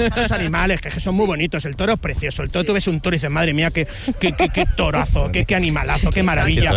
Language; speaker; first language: Spanish; native; Spanish